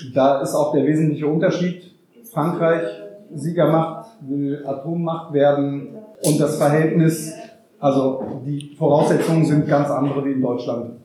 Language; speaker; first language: German; native; German